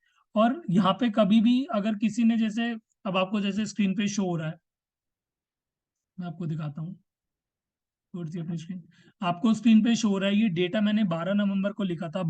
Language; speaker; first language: Hindi; native; Hindi